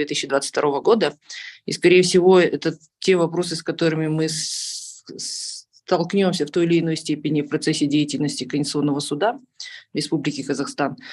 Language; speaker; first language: Russian; native; Russian